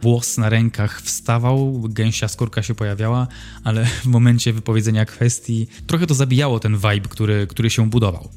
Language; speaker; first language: Polish; native; Polish